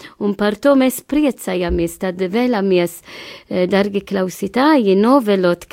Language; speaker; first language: Latvian; non-native, learner; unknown